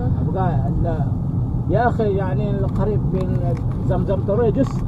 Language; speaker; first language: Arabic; non-native, learner; Malay